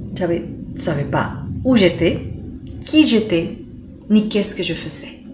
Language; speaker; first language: French; non-native, fluent; Spanish